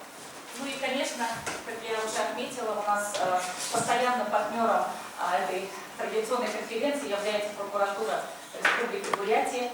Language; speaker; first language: Russian; native; Russian